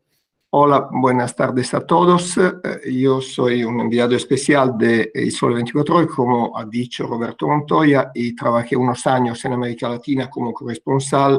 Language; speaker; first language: Spanish; non-native, fluent; Italian